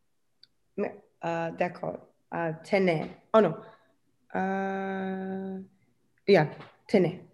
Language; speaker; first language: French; non-native, learner; English